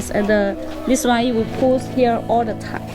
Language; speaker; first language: English; non-native, learner; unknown